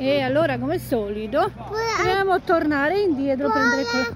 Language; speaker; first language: Italian; non-native, learner; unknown